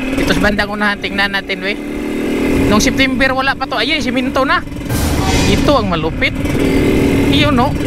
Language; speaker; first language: Filipino; non-native, local second language; Cebuano